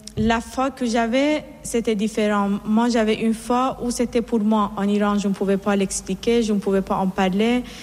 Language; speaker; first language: French; non-native, fluent; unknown